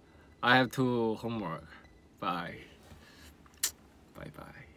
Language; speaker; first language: English; non-native, learner; Korean